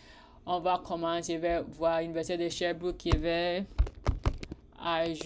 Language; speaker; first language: French; non-native, learner; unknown